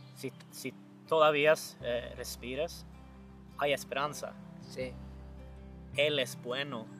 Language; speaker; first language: Spanish; non-native, fluent; Swedish